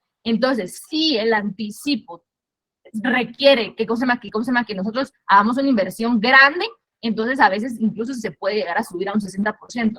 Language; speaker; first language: Spanish; native; Spanish